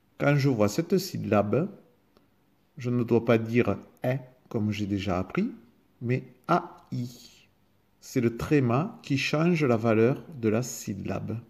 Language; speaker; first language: French; native; French